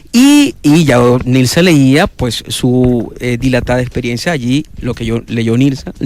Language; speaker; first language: Spanish; native; Spanish